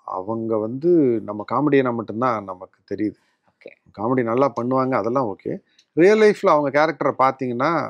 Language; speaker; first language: Tamil; native; Tamil